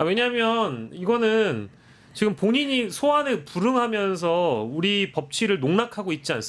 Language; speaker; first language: Korean; native; Korean